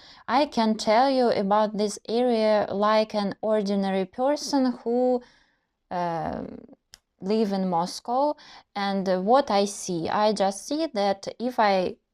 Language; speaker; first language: English; non-native, learner; Russian